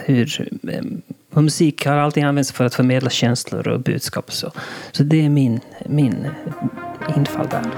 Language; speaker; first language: Swedish; non-native, local second language; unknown